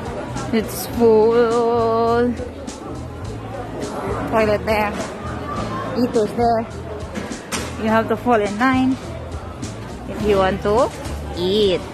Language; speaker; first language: English; non-native, local second language; Filipino